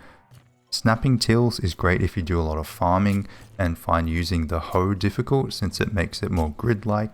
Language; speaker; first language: English; native; English